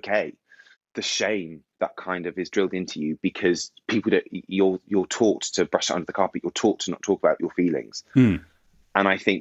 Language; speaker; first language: English; native; English